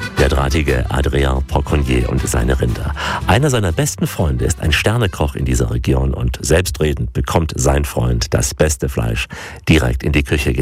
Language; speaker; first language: German; native; German